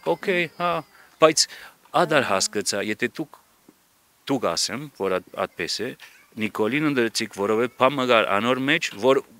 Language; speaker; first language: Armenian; early bilingual, heritage; Armenian